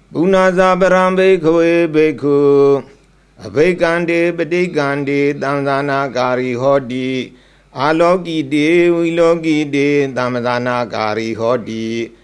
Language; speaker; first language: Burmese; native; Burmese